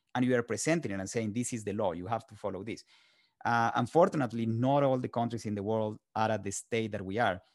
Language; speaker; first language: English; non-native, fluent; Spanish